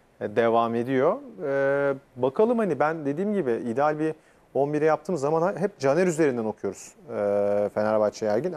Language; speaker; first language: Turkish; native; Turkish